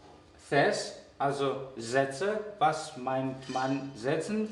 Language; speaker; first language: German; non-native, fluent; Greek